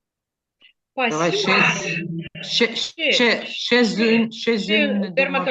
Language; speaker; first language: French; non-native, learner; Ukrainian